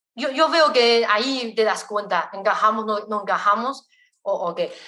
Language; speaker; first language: Spanish; non-native, fluent; Chinese